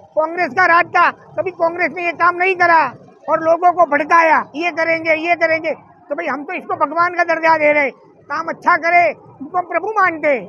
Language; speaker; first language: Hindi; native; Hindi